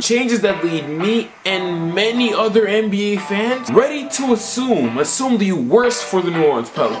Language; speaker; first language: English; native; English